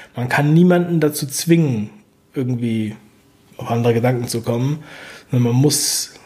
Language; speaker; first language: German; native; German